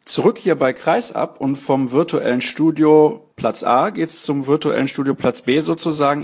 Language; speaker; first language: German; native; German